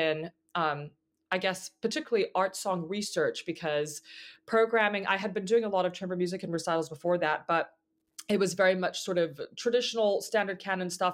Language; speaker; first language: English; native; English